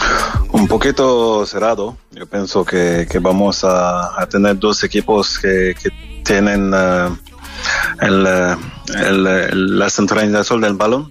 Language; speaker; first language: Spanish; non-native, learner; French